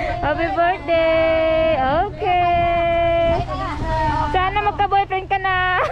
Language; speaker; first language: Filipino; native; Filipino